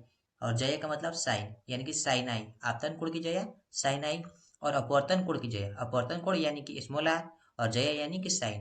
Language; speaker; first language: Hindi; native; Hindi